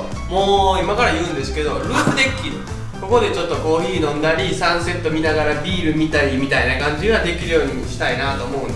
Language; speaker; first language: Japanese; native; Japanese